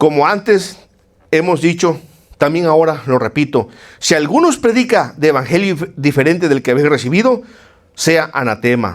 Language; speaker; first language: Spanish; native; Spanish